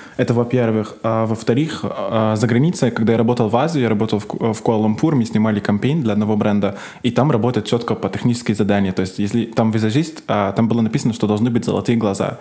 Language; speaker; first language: Russian; non-native, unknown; Arabic